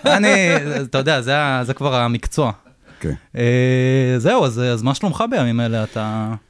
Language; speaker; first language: Hebrew; native; Hebrew